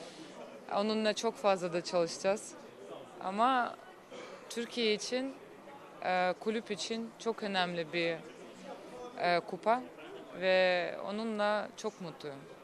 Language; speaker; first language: Turkish; non-native, fluent; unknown